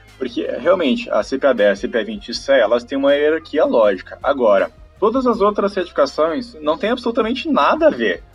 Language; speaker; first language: Portuguese; native; Portuguese